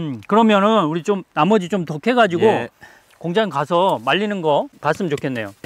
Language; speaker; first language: Korean; native; Korean